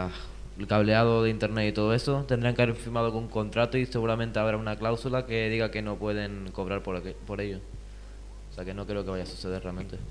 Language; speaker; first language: Spanish; native; Spanish